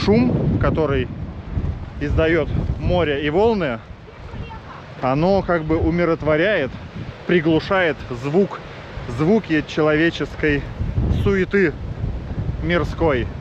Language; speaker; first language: Russian; native; Russian